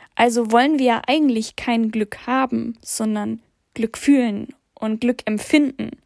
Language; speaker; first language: German; early bilingual, other home language; English